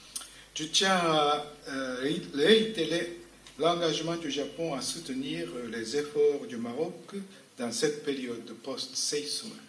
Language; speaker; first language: French; non-native, fluent; Japanese